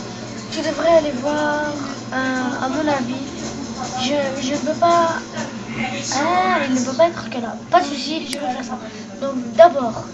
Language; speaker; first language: French; native; French